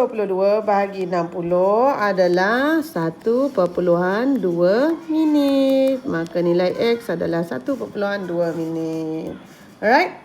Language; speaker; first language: Malay; native; Malay